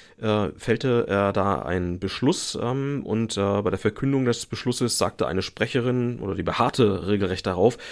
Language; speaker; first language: German; native; German